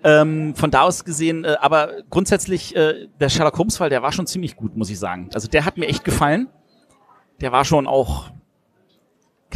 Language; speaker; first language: German; native; German